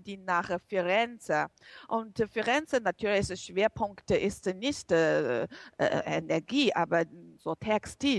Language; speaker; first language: German; non-native, learner; Chinese